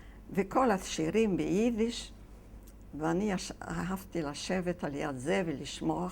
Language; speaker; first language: Hebrew; non-native, fluent; Yiddish